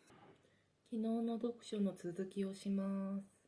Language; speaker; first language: Japanese; native; Japanese